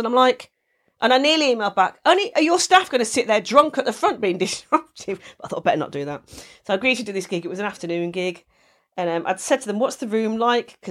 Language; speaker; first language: English; native; English